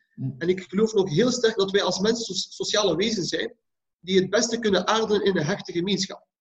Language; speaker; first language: Dutch; early bilingual, other home language; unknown